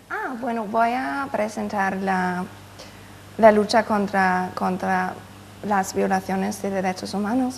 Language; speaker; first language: Spanish; non-native, fluent; German